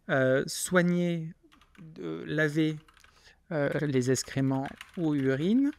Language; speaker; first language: French; native; French